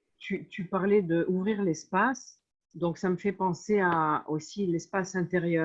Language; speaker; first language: French; native; French